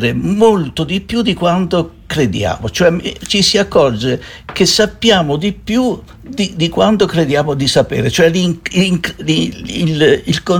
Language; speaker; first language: Italian; native; Italian